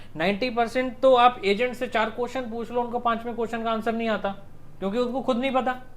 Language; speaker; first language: Hindi; non-native, local second language; Punjabi